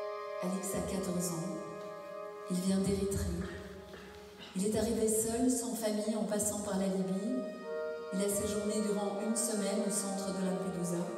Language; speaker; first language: French; native; French